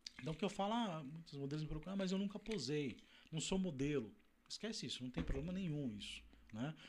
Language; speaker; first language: Portuguese; native; Portuguese